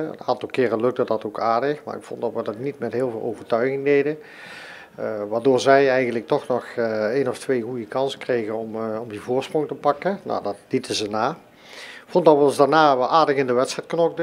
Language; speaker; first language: Dutch; native; Dutch